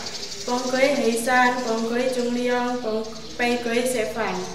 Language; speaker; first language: Cantonese; non-native, learner; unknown